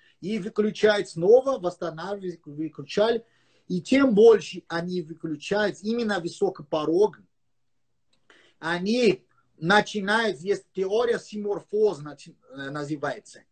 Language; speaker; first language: Russian; non-native, learner; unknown